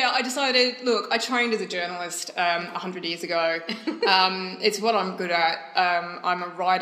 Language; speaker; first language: English; native; English